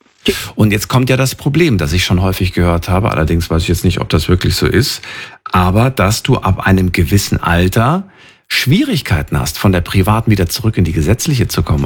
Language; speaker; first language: German; native; German